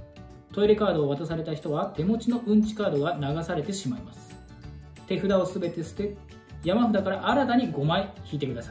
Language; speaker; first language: Japanese; native; Japanese